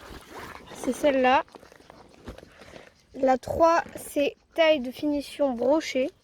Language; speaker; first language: French; native; French